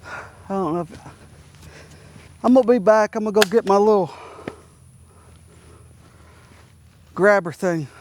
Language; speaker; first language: English; native; English